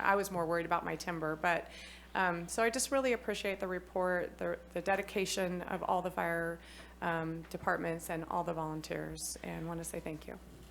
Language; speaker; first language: English; native; English